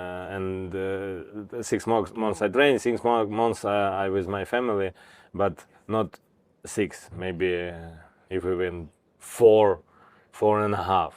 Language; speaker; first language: English; non-native, learner; Ukrainian